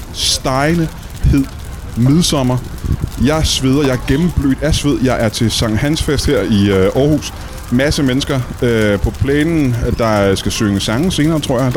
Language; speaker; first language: Danish; native; Danish